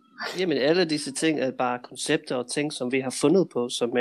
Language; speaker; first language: Danish; early bilingual, heritage; Danish